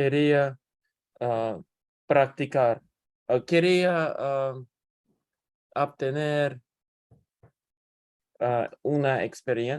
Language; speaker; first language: Spanish; non-native, learner; English